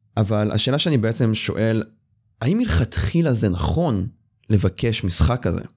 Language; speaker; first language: Hebrew; native; Hebrew